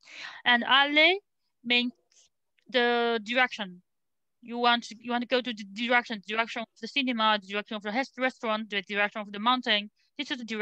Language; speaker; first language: English; non-native, learner; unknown